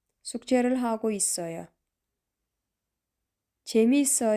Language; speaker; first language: Korean; non-native, fluent; Kyrgyz